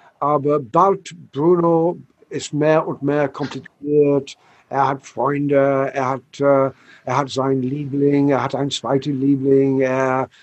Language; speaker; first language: German; non-native, learner; English